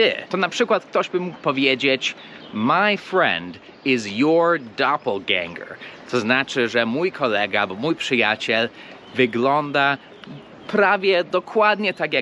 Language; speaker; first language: Polish; early bilingual, heritage; English